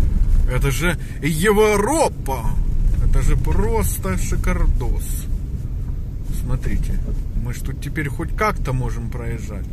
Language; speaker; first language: Russian; native; Russian